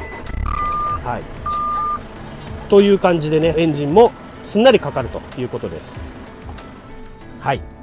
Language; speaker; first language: Japanese; native; Japanese